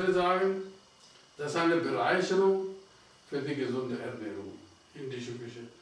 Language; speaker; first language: German; non-native, fluent; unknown